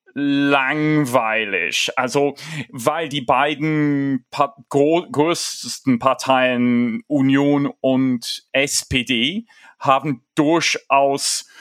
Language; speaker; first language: German; non-native, fluent; English